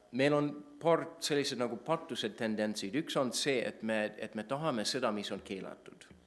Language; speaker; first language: Estonian; non-native, fluent; English